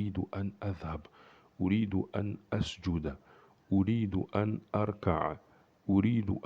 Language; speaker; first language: Arabic; non-native, fluent; French